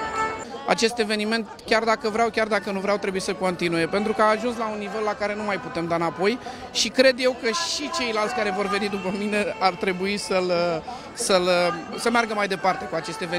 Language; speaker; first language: Romanian; native; Romanian